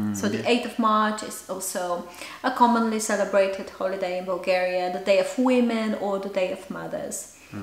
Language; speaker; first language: English; non-native, fluent; Bulgarian